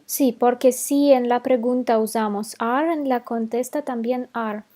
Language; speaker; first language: Spanish; non-native, fluent; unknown